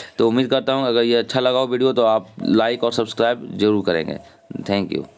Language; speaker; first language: Hindi; native; Hindi